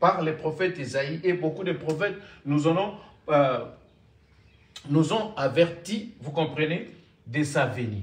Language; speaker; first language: French; non-native, local second language; Lingala